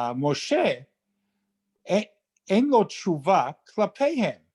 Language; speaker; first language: Hebrew; non-native, fluent; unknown